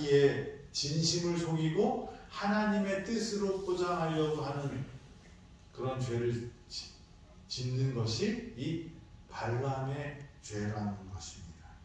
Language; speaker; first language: Korean; native; Korean